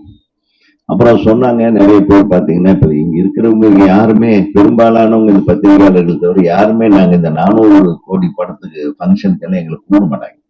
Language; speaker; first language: Tamil; native; Tamil